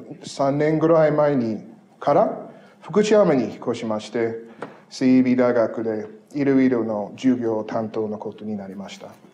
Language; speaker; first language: Japanese; non-native, fluent; English